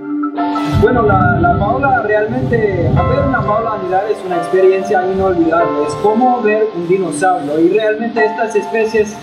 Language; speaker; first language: Spanish; non-native, fluent; English